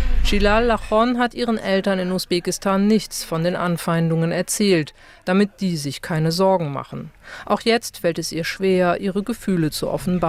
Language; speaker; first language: German; native; German